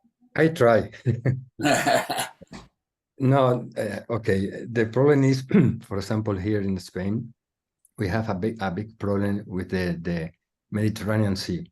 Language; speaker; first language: English; non-native, learner; Spanish